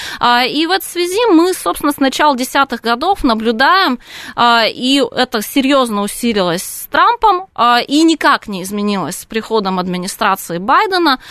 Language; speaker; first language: Russian; native; Russian